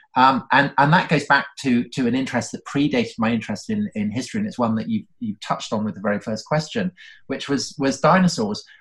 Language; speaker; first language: English; native; English